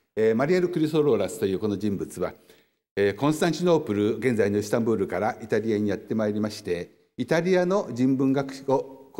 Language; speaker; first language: Japanese; native; Japanese